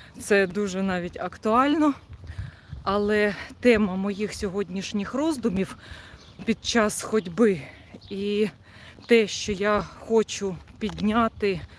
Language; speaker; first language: Ukrainian; non-native, local second language; Russian